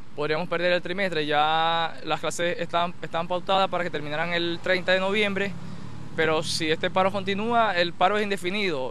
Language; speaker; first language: Spanish; native; Spanish